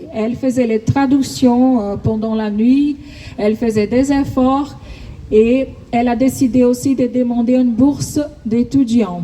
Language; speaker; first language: French; non-native, fluent; Portuguese